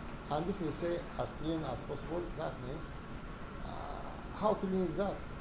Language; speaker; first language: English; non-native, fluent; Arabic